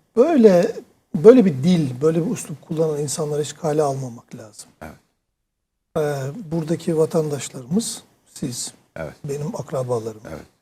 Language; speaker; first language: Turkish; native; Turkish